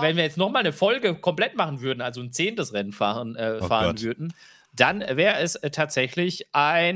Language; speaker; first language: German; native; German